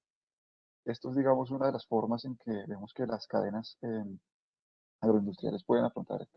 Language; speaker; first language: Spanish; native; Spanish